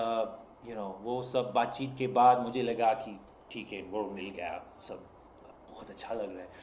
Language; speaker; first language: Hindi; non-native, learner; English